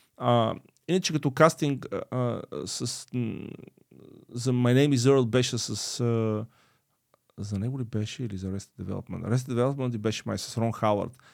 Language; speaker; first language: Bulgarian; early bilingual, other home language; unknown